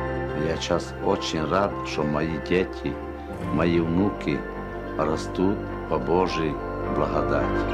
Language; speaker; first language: Russian; non-native, local second language; Romany